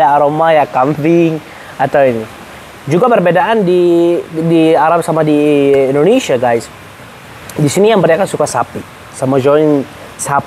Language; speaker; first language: Indonesian; non-native, learner; Arabic